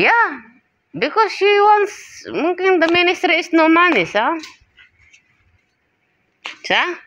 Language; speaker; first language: English; non-native, learner; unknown